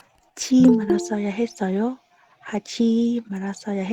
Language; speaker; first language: Korean; non-native, learner; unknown